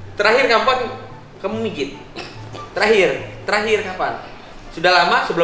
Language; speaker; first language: Indonesian; native; Indonesian